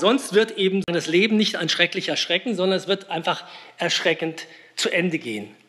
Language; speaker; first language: German; native; German